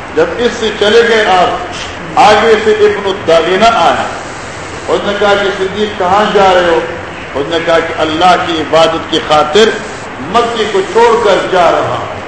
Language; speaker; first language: Urdu; non-native, local second language; Northern Hindko